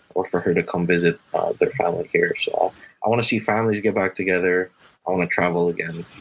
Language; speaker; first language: English; early bilingual, other home language; Filipino